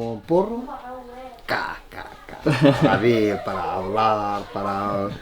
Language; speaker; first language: Spanish; non-native, learner; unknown